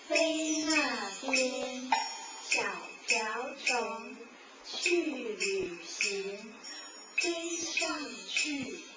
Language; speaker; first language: Chinese; native; Chinese